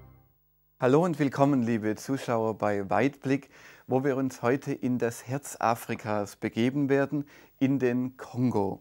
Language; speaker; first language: German; native; German